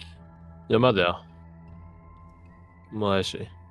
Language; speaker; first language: English; native; English